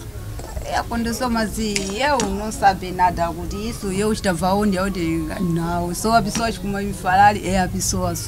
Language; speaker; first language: Portuguese; non-native, learner; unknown